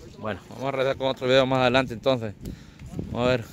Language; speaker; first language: Spanish; native; Spanish